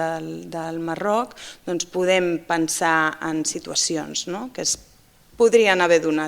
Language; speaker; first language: Catalan; non-native, fluent; Basque